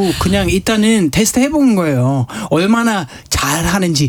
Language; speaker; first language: Korean; non-native, fluent; German